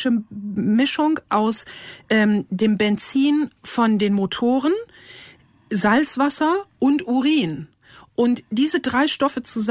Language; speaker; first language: German; native; German